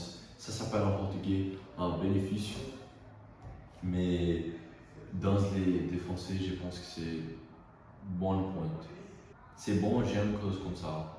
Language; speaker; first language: French; non-native, learner; Portuguese